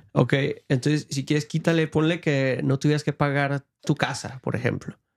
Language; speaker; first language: Spanish; early bilingual, heritage; Spanish